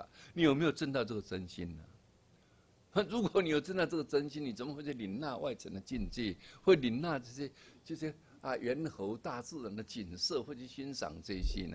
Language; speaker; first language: Chinese; native; Chinese